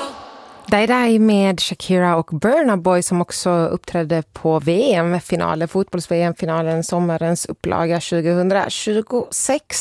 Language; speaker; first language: Swedish; native; Swedish